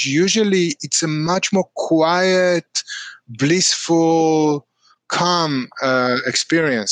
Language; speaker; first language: English; non-native, fluent; Hebrew